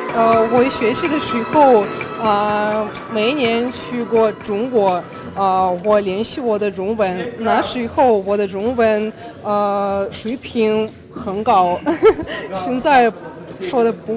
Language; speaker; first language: Chinese; non-native, learner; Russian